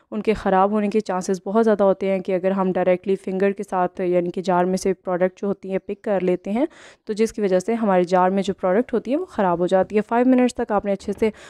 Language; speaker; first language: Hindi; native; Hindi